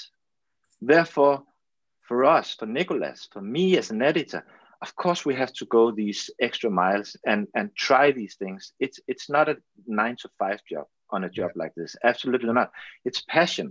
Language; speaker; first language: English; non-native, fluent; Danish